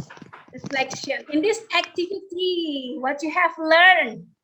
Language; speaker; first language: English; non-native, learner; Indonesian